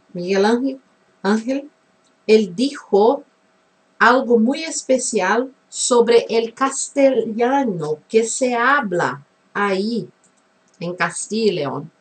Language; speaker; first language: Spanish; non-native, fluent; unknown